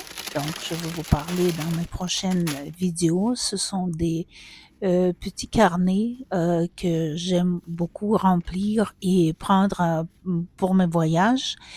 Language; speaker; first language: French; non-native, fluent; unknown